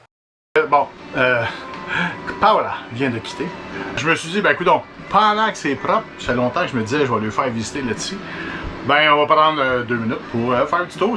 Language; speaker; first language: French; native; French